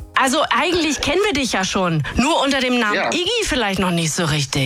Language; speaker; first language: German; native; German